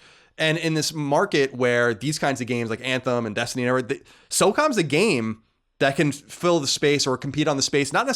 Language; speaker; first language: English; native; English